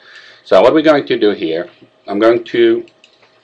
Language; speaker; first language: English; non-native, fluent; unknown